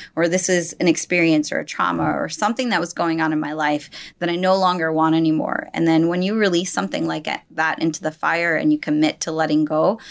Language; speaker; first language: English; native; English